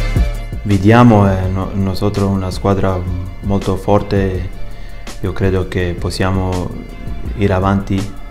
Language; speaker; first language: Italian; non-native, learner; Spanish